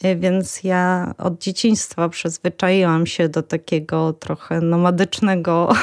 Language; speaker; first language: Polish; non-native, fluent; Russian